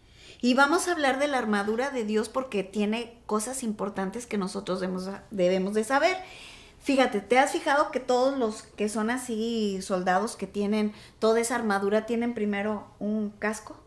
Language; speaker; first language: Spanish; native; Spanish